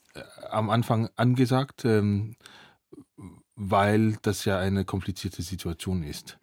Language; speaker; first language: German; non-native, fluent; Danish